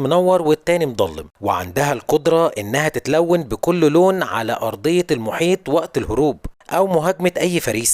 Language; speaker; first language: Arabic; native; Arabic